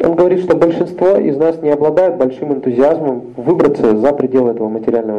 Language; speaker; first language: Russian; native; Russian